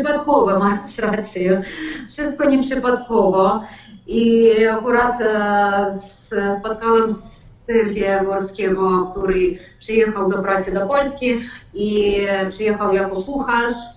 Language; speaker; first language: Polish; non-native, learner; Ukrainian